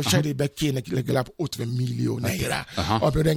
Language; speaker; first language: Hungarian; non-native, fluent; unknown